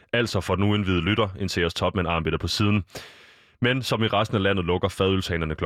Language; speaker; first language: Danish; native; Danish